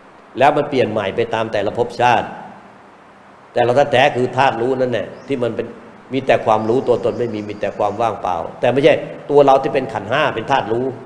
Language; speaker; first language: Thai; native; Thai